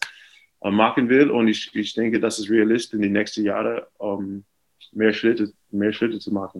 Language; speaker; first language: German; non-native, fluent; English